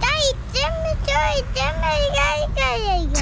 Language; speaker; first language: Turkish; native; Turkish